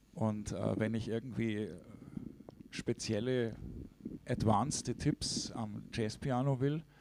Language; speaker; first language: German; native; German